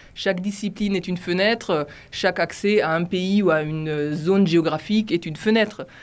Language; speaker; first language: French; non-native, fluent; German